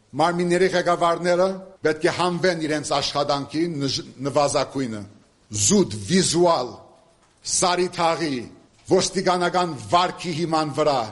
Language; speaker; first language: Armenian; early bilingual, heritage; Armenian